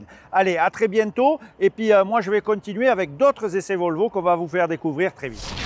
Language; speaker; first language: French; native; French